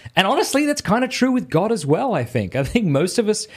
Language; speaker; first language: English; native; English